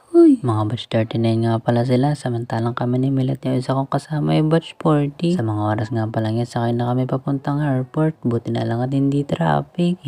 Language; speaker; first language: Filipino; native; Filipino